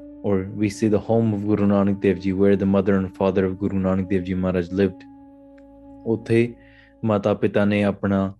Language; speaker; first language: English; early bilingual, other home language; Punjabi